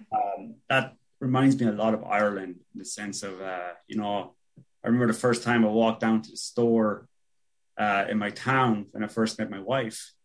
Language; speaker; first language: English; native; English